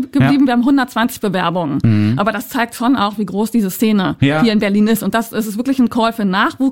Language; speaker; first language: German; native; German